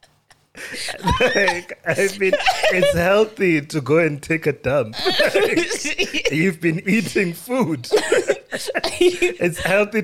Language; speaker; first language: English; non-native, local second language; Swati